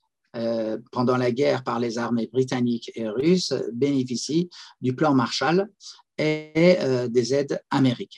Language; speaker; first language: French; non-native, fluent; Persian